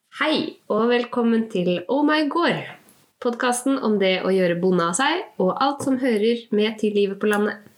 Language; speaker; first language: Norwegian; native; Norwegian